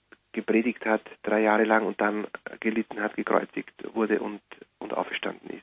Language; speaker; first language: German; native; German